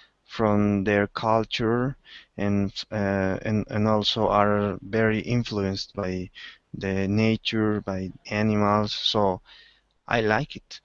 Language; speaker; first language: English; non-native, learner; Spanish